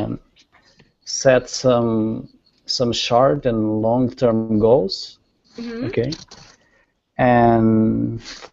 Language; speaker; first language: English; non-native, learner; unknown